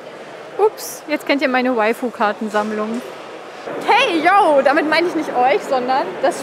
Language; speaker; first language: German; native; German